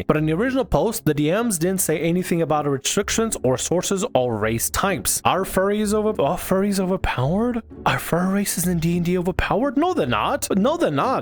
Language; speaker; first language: English; native; English